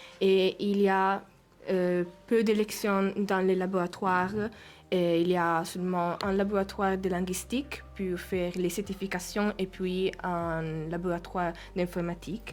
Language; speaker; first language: French; non-native, learner; Italian